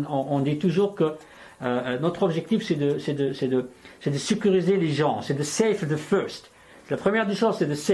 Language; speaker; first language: French; non-native, local second language; Arabic